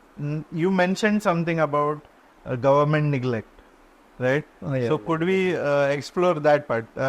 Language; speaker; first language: English; non-native, local second language; Konkani